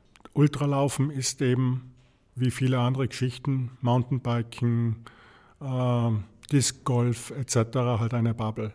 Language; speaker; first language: German; native; German